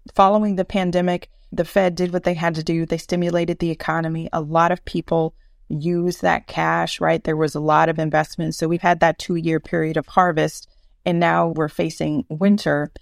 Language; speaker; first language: English; native; English